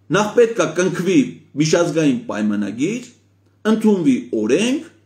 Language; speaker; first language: Armenian; native; Armenian